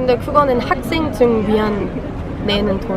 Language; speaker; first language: Korean; non-native, learner; German